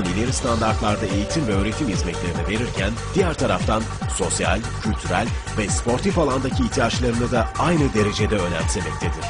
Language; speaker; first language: Turkish; native; Turkish